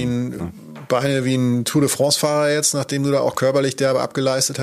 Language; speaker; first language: German; native; German